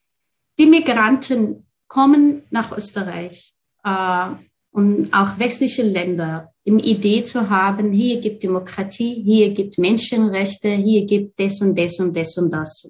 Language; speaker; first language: German; non-native, fluent; Arabic